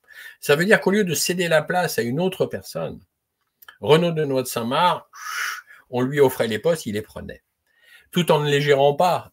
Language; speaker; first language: French; native; French